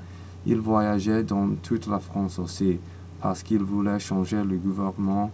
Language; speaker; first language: French; non-native, learner; English